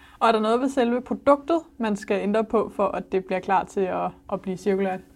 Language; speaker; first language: Danish; native; Danish